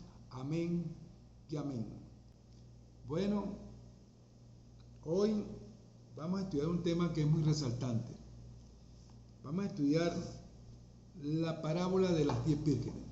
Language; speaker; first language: Spanish; native; Spanish